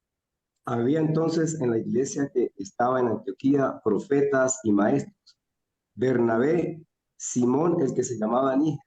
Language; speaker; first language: Spanish; native; Spanish